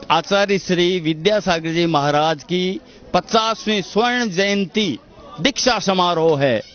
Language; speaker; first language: Hindi; non-native, local second language; Gujarati